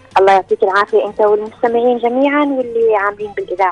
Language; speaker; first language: Arabic; native; Arabic